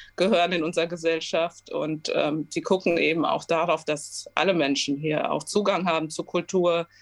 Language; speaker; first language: German; early bilingual, other home language; Romanian